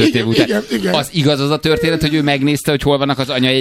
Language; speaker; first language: Hungarian; native; Hungarian